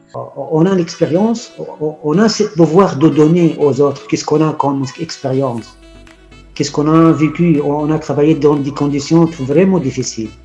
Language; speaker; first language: French; non-native, learner; Arabic